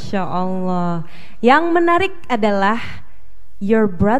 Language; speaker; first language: Indonesian; native; Indonesian